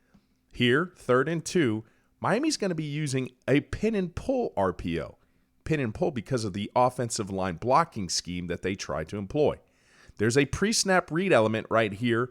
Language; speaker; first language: English; native; English